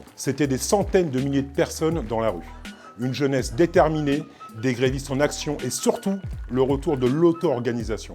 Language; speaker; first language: French; native; French